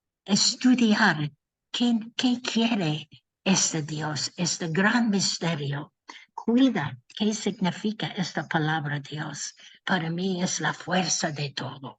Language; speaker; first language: Spanish; non-native, learner; English